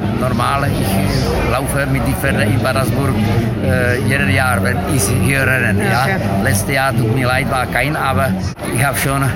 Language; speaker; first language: German; non-native, learner; Czech